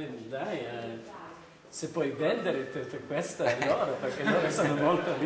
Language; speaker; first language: Italian; non-native, learner; English